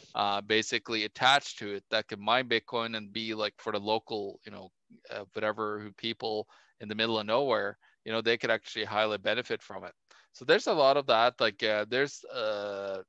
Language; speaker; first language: English; non-native, fluent; Norwegian